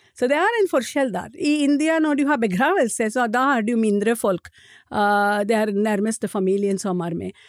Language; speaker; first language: Norwegian; non-native, fluent; Marathi